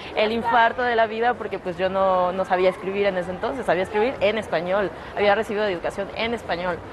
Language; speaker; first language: Spanish; non-native, local second language; Yucateco